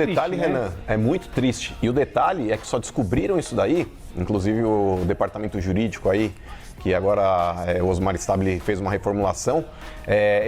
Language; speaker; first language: Portuguese; native; Portuguese